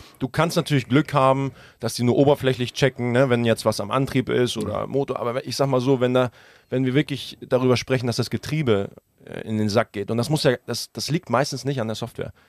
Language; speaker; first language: German; early bilingual, other home language; Russian